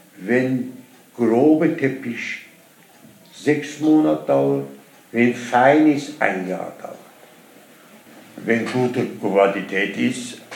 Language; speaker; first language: German; non-native, learner; Persian